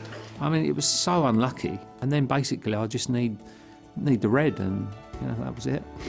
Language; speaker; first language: English; native; English